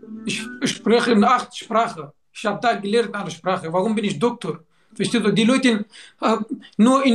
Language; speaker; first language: German; non-native, learner; Arabic